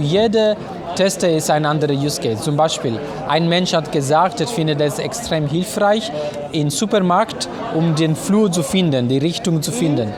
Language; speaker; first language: German; non-native, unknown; Italian